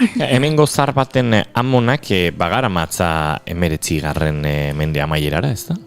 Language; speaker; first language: Basque; native; Basque